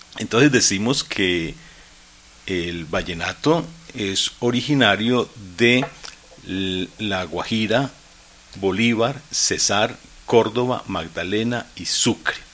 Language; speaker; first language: Spanish; native; Spanish